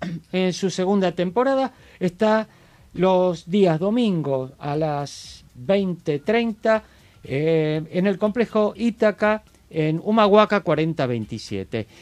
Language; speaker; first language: Spanish; native; Spanish